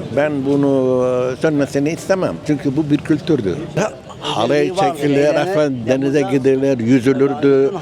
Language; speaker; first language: Turkish; non-native, local second language; Arabic